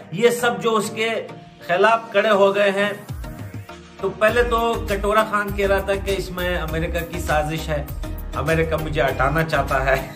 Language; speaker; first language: Hindi; native; Hindi